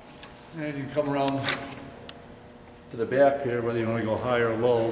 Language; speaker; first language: English; native; English